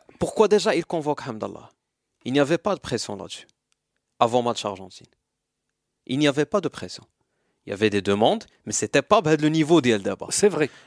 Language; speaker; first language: French; non-native, local second language; Arabic